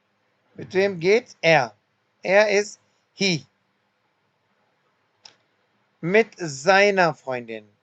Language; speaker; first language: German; non-native, learner; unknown